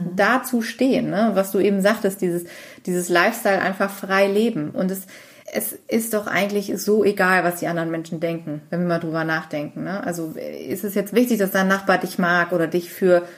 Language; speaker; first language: German; native; German